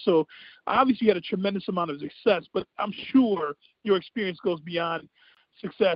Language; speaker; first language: English; native; English